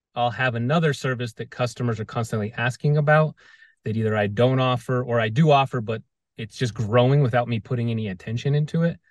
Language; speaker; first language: English; native; English